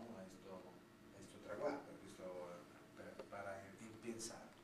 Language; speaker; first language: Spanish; non-native, learner; Italian